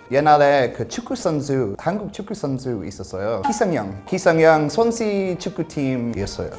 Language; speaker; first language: Korean; non-native, learner; English